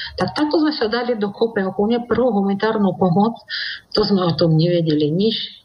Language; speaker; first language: Slovak; non-native, fluent; Russian